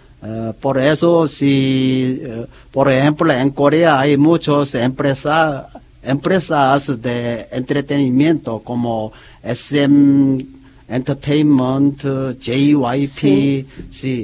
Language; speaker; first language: Spanish; non-native, learner; Korean